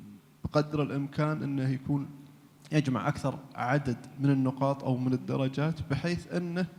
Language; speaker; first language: Arabic; native; Arabic